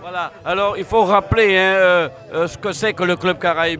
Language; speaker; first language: French; native; French